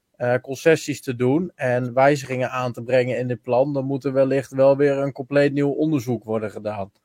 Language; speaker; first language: Dutch; native; Dutch